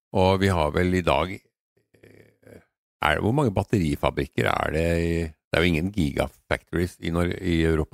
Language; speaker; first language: Norwegian; native; Norwegian